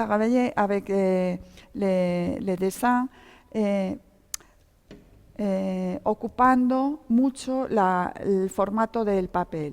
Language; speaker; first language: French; non-native, fluent; Spanish